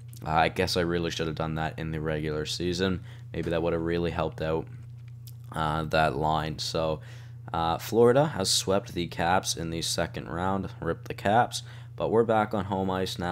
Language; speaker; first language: English; native; English